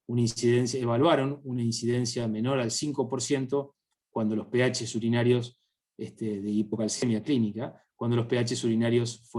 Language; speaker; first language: Spanish; native; Spanish